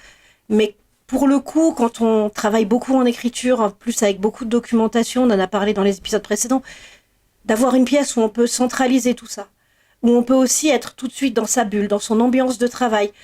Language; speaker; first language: French; native; French